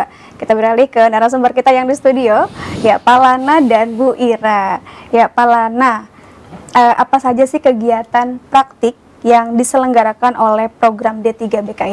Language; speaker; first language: Indonesian; native; Indonesian